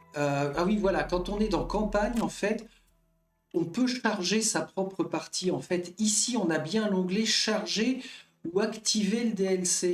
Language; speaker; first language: French; native; French